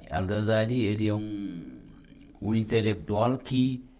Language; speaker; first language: Portuguese; non-native, fluent; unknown